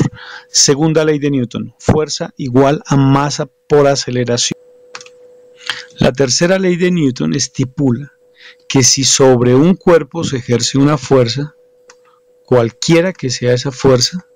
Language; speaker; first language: Spanish; native; Spanish